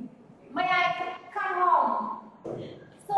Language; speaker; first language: English; non-native, learner; Vietnamese